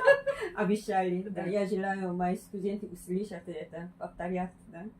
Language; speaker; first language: Russian; non-native, fluent; Korean